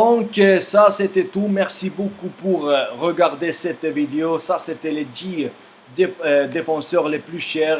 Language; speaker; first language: French; non-native, fluent; Spanish